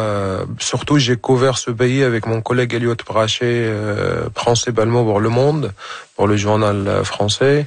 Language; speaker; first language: French; non-native, fluent; Arabic